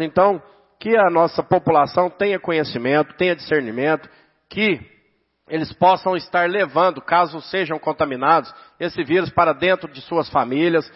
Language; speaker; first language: Portuguese; native; Portuguese